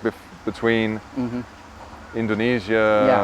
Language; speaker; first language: English; native; English